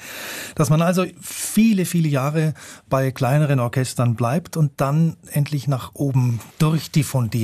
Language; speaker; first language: German; native; German